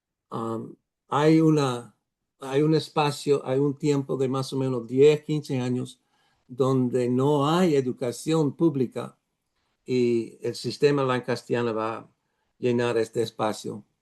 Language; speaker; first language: Spanish; non-native, fluent; Dutch